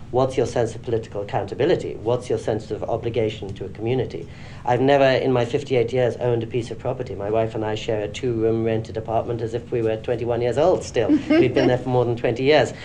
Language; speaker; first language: English; native; English